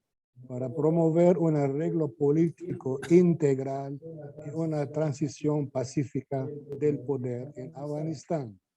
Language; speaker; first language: Spanish; non-native, fluent; Arabic